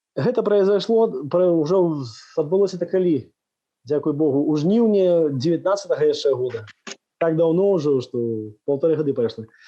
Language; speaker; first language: Belarusian; non-native, local second language; Russian